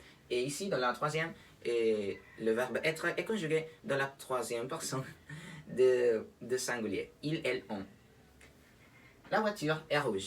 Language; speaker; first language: French; non-native, learner; Spanish